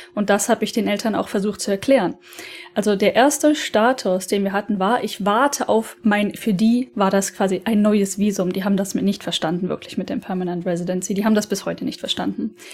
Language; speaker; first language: German; native; German